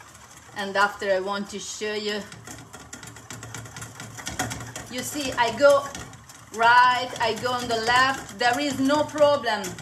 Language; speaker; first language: English; non-native, fluent; Italian